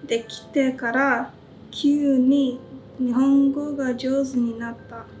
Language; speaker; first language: Japanese; non-native, learner; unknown